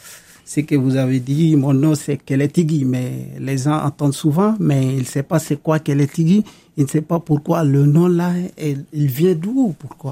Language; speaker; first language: French; non-native, local second language; Mandingo